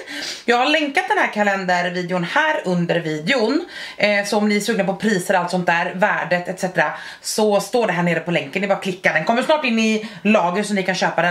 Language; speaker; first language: Swedish; native; Swedish